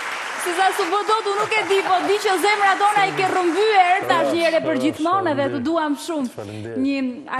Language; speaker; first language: Albanian; native; Albanian